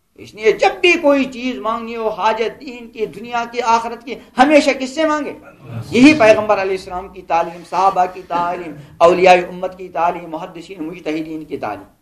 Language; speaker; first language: Urdu; non-native, local second language; Kashmiri